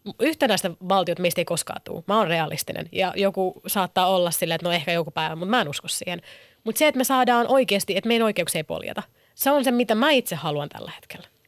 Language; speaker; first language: Finnish; early bilingual, other home language; Kurdish